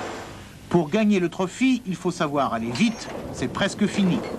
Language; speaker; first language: French; native; French